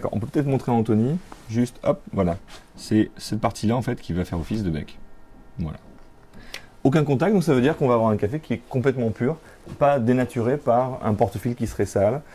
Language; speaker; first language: French; native; French